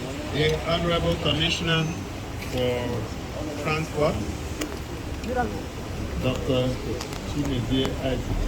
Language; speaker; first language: English; non-native, local second language; Igbo